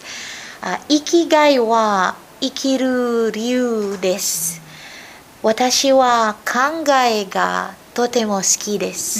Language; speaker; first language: Japanese; non-native, learner; Filipino